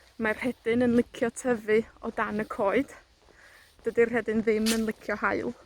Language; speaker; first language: Welsh; native; Welsh